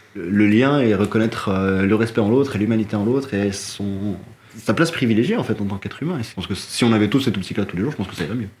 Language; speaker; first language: French; non-native, local second language; Arabic